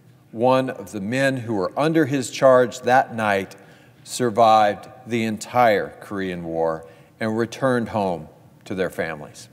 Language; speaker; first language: English; native; English